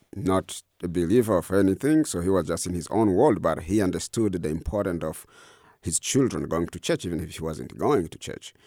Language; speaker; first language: English; non-native, fluent; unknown